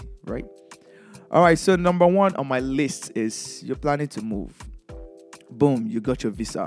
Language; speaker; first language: English; non-native, local second language; Yoruba